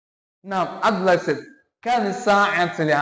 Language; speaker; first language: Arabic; non-native, fluent; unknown